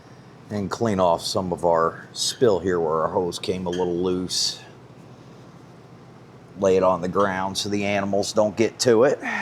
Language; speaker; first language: English; native; English